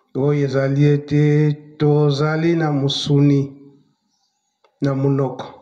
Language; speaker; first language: Lingala; non-native, local second language; Kongo